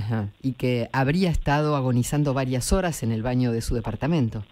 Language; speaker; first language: Spanish; native; Spanish